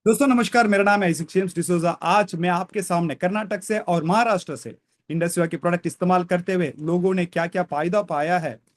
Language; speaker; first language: Hindi; non-native, local second language; Kannada